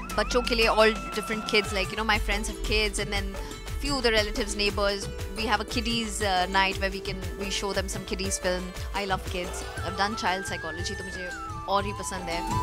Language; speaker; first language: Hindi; early bilingual, heritage; Hindi